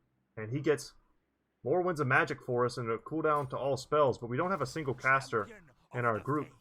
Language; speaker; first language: English; native; English